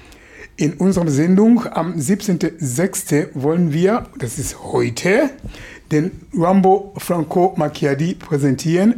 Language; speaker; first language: German; non-native, fluent; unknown